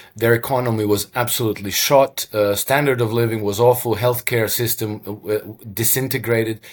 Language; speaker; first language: English; non-native, fluent; Croatian